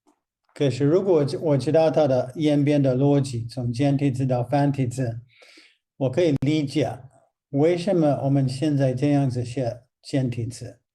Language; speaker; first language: Chinese; non-native, fluent; English